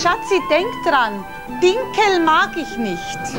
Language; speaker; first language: German; native; German